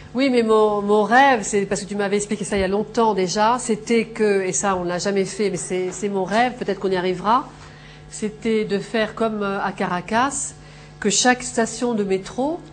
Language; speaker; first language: French; native; French